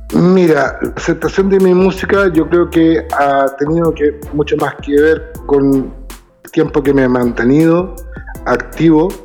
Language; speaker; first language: Spanish; native; Spanish